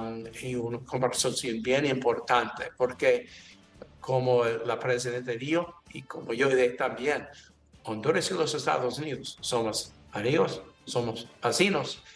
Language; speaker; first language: Spanish; non-native, learner; English